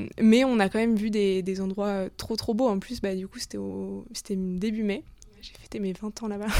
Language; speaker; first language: French; native; French